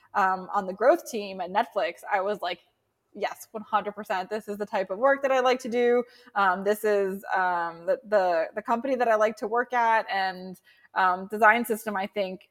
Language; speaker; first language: English; native; English